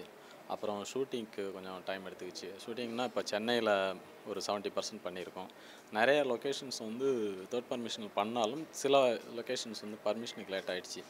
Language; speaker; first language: Tamil; native; Tamil